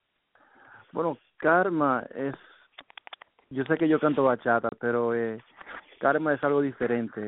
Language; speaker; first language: Spanish; early bilingual, heritage; Spanish